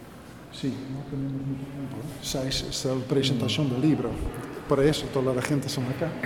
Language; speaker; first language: Spanish; non-native, learner; Dutch